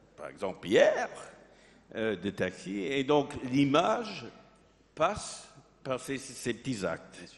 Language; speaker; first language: French; non-native, fluent; English